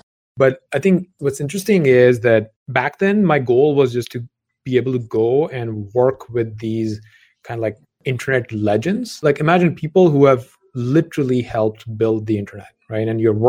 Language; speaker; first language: English; non-native, local second language; Punjabi